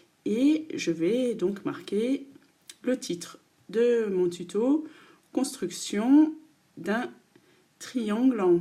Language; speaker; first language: French; native; French